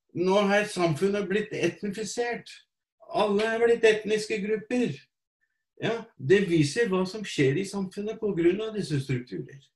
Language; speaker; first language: Norwegian; non-native, fluent; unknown